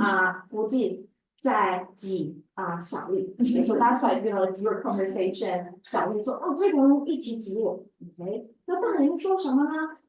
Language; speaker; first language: Chinese; non-native, fluent; English